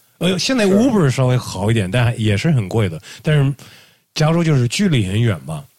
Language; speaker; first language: Chinese; native; Chinese